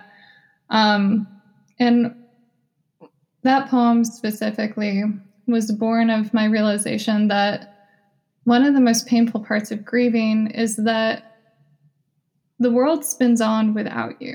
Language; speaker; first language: English; native; English